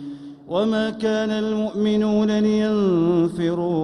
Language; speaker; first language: Arabic; native; Arabic